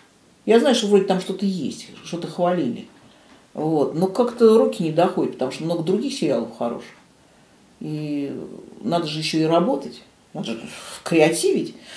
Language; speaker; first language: Russian; native; Russian